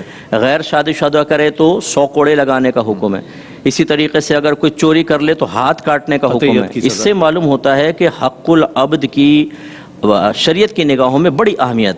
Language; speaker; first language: Urdu; native; Urdu